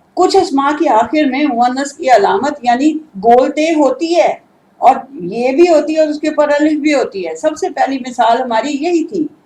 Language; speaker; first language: Urdu; native; Urdu